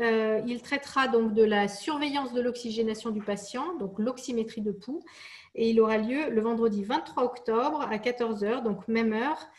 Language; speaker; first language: French; native; French